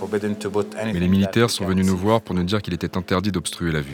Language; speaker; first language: French; non-native, fluent; Arabic